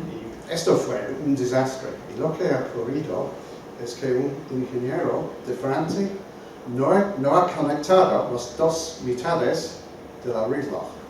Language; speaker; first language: Spanish; non-native, fluent; English